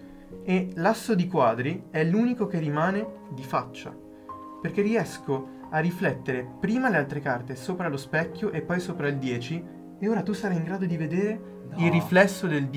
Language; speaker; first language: Italian; native; Italian